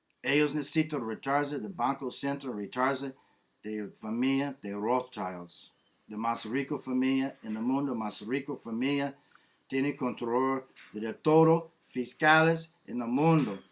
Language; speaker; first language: Spanish; non-native, learner; English